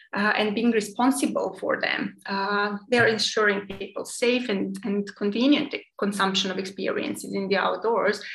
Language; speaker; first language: English; non-native, fluent; Serbian